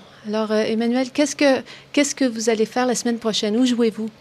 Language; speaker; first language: French; native; French